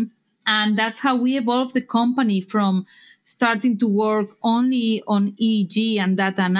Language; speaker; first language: English; non-native, fluent; Spanish